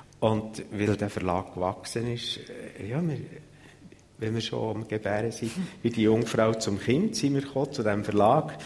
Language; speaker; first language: German; native; German